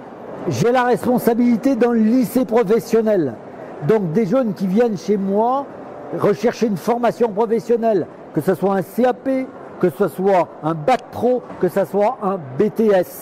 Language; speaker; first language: French; native; French